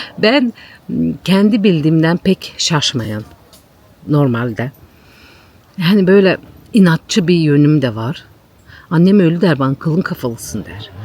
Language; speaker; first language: Turkish; native; Turkish